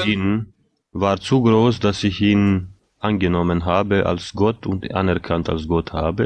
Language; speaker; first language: German; non-native, fluent; Bosnian